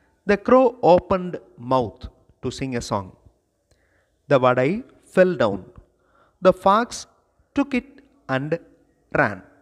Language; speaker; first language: English; non-native, local second language; Tamil